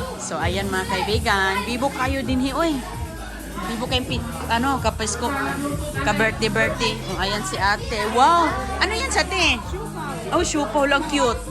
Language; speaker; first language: Filipino; non-native, local second language; Cebuano